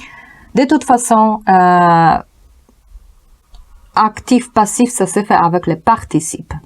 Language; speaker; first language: French; non-native, fluent; Polish